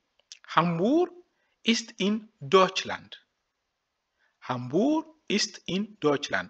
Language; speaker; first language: German; non-native, fluent; French